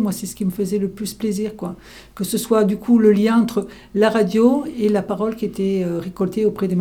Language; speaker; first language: French; native; French